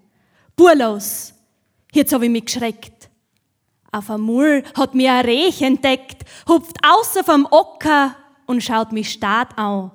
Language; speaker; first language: German; native; German